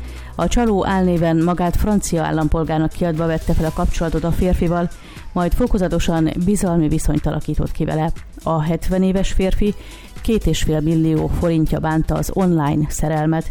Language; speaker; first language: Hungarian; native; Hungarian